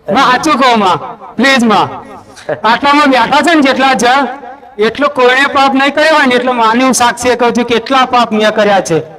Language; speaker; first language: Gujarati; native; Gujarati